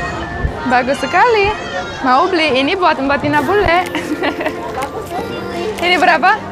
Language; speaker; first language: Indonesian; non-native, fluent; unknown